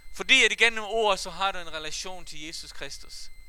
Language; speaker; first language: Danish; non-native, fluent; Faroese